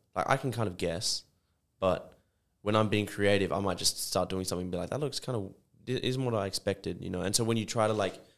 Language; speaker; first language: English; native; English